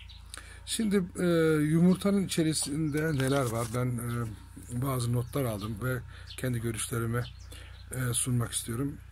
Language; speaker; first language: Turkish; native; Turkish